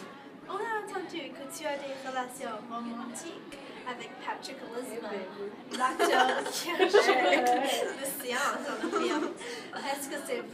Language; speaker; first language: French; non-native, learner; English